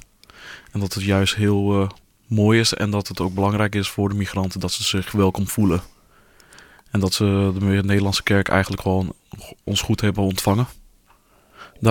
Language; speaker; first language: Dutch; early bilingual, other home language; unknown